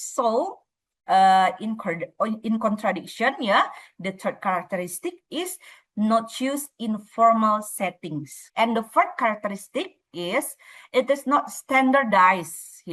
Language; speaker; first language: English; non-native, fluent; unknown